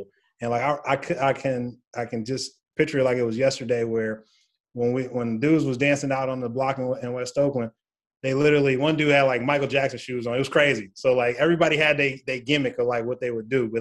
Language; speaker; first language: English; native; English